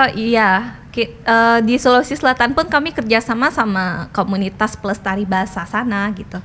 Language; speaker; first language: Indonesian; non-native, local second language; Balinese